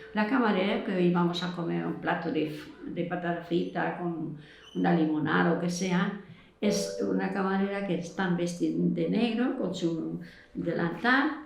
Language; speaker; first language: Spanish; non-native, fluent; French